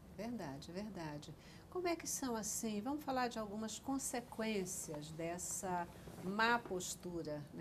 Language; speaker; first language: Portuguese; native; Portuguese